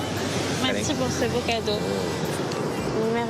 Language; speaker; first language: French; native; French